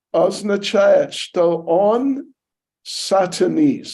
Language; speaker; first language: Russian; non-native, learner; English